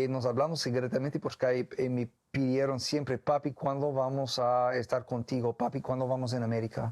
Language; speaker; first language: Spanish; non-native, learner; English